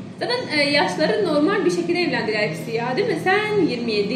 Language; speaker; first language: Turkish; non-native, fluent; Indonesian